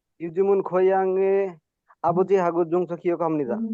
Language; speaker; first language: Korean; non-native, learner; Bangla